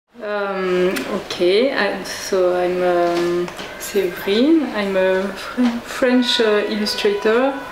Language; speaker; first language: English; non-native, learner; French